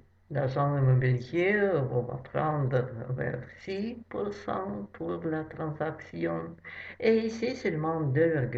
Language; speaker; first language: French; non-native, fluent; Russian